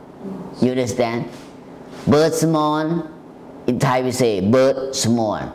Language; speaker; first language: English; non-native, learner; Thai